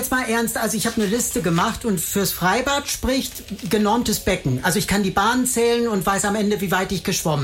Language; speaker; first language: German; native; German